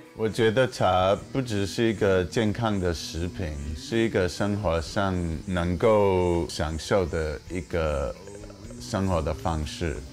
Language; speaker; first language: Chinese; non-native, fluent; English